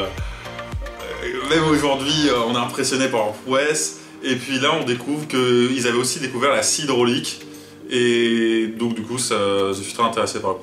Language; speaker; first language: French; native; French